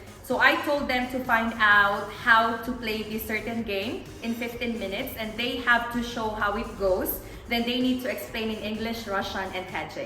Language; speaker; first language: English; non-native, fluent; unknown